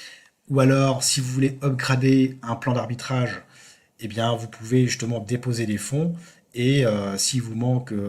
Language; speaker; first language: French; native; French